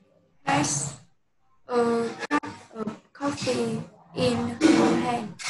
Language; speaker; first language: English; non-native, learner; Vietnamese